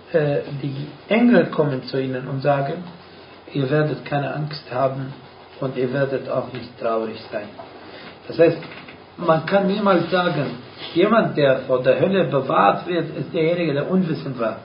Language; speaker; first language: German; non-native, fluent; Arabic